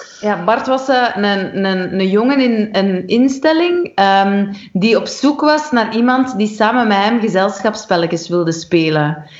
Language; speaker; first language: Dutch; native; Dutch